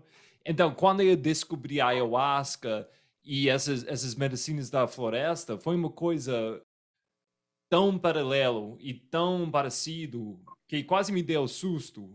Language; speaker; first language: Portuguese; non-native, fluent; English